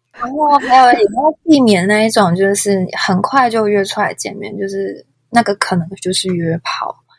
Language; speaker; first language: Chinese; native; Chinese